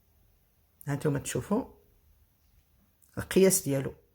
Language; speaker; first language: Arabic; native; Arabic